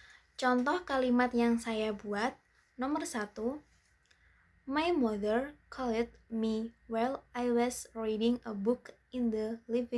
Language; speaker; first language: English; non-native, learner; Indonesian